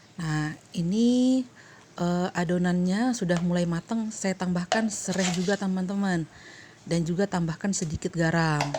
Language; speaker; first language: Indonesian; native; Indonesian